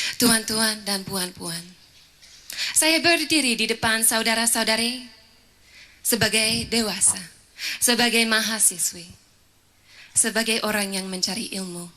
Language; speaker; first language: Malay; non-native, fluent; English